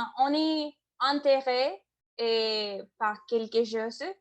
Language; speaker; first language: French; non-native, learner; Spanish